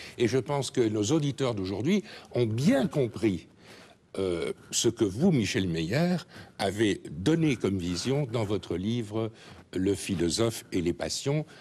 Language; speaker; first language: French; native; French